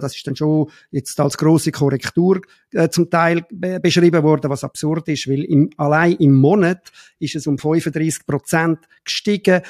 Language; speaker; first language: German; native; German